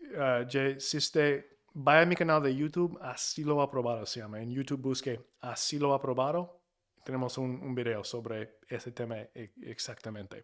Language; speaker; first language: Spanish; non-native, learner; English